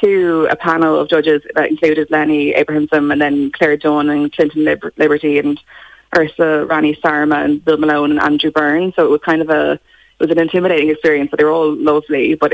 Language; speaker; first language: English; native; English